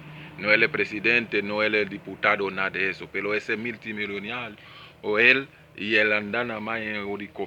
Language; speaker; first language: Spanish; non-native, learner; Haitian Creole